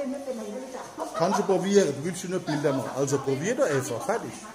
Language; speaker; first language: German; native; German